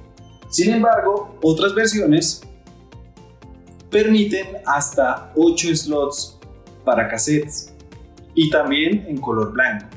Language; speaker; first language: Spanish; native; Spanish